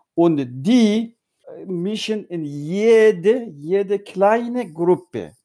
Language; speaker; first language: German; non-native, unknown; Uyghur